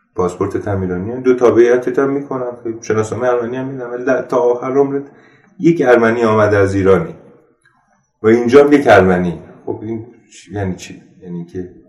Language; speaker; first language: Persian; non-native, local second language; Armenian